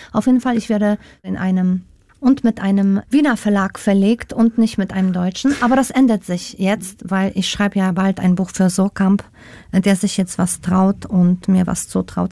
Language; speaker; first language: German; non-native, fluent; Polish